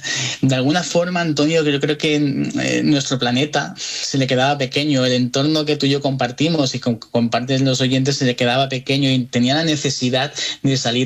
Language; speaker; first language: Spanish; native; Spanish